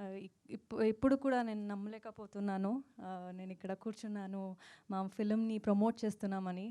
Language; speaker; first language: Telugu; non-native, local second language; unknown